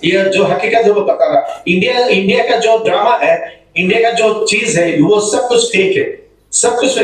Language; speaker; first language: Hindi; non-native, learner; Bangla